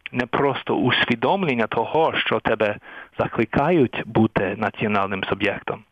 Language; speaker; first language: Ukrainian; non-native, fluent; English